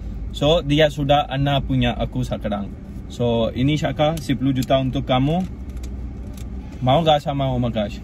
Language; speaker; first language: Indonesian; non-native, learner; Urdu